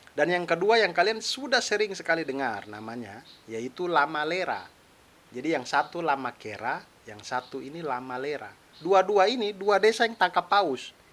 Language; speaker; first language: Indonesian; non-native, local second language; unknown